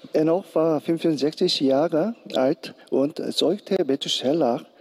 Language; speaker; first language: German; non-native, learner; Korean